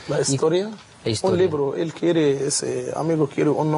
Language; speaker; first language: Spanish; non-native, fluent; Arabic